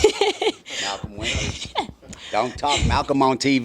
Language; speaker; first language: English; native; English